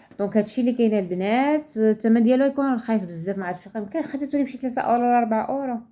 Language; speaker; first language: Arabic; native; Arabic